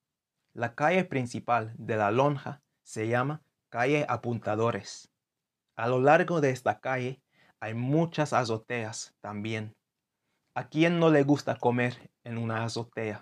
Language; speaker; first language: Spanish; non-native, fluent; English